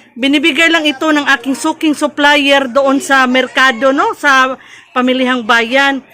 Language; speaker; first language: Filipino; native; Filipino